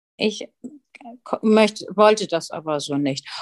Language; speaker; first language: German; early bilingual, other home language; Russian